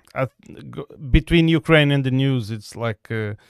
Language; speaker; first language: English; non-native, fluent; Portuguese